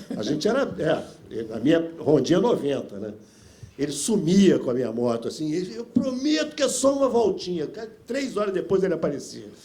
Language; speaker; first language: Portuguese; native; Portuguese